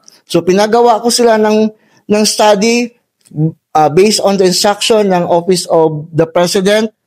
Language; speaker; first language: Filipino; native; Filipino